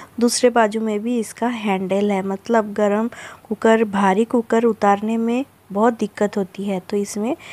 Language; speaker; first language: Hindi; non-native, local second language; Bangla